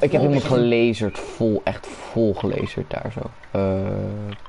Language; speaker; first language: Dutch; native; Dutch